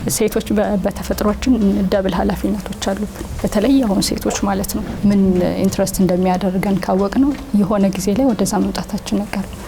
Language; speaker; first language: Amharic; native; Amharic